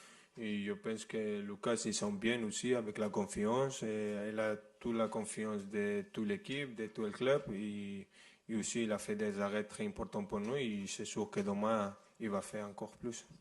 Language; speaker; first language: French; non-native, fluent; Spanish